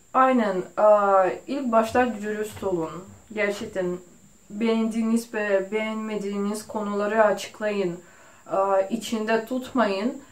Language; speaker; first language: Turkish; non-native, fluent; Russian